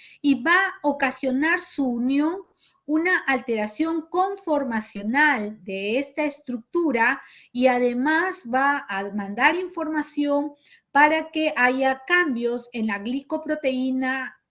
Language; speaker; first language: Spanish; native; Spanish